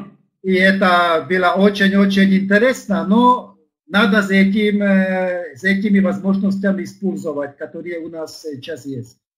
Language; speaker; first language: Russian; non-native, learner; Slovak